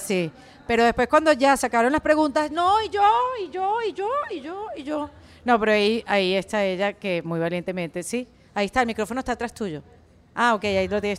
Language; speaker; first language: Spanish; native; Spanish